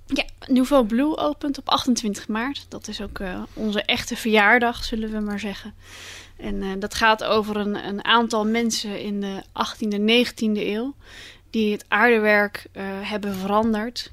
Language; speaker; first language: Dutch; native; Dutch